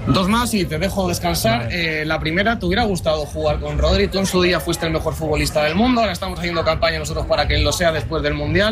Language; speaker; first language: Spanish; native; Spanish